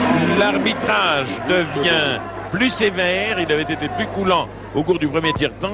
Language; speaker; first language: French; native; French